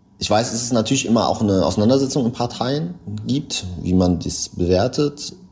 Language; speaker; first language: German; native; German